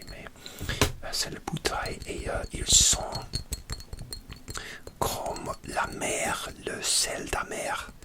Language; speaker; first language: French; non-native, learner; English